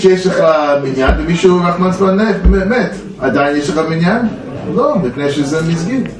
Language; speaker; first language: Hebrew; non-native, fluent; English